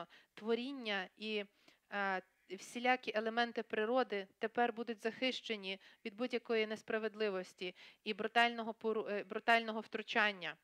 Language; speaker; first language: Ukrainian; native; Ukrainian